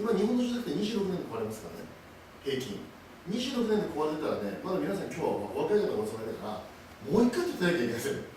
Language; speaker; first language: Japanese; native; Japanese